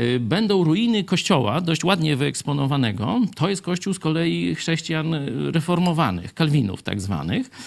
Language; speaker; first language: Polish; native; Polish